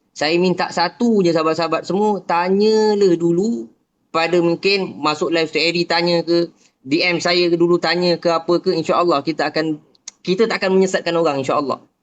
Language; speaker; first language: Malay; native; Malay